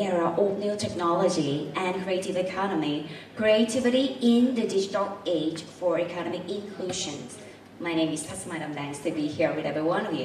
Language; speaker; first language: English; non-native, fluent; Thai